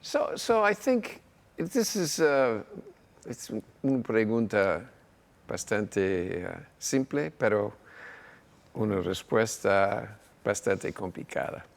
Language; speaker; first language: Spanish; non-native, learner; English